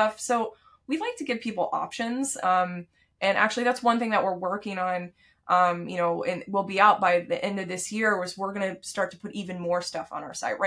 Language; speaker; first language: English; native; English